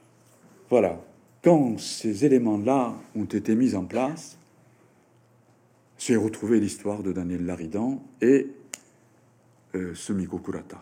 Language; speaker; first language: French; non-native, fluent; Japanese